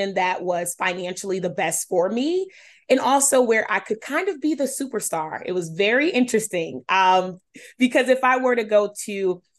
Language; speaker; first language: English; native; English